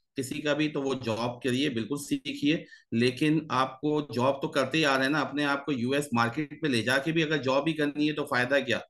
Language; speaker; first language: Urdu; native; Urdu